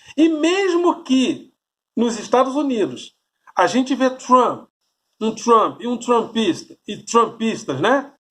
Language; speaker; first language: Portuguese; native; Portuguese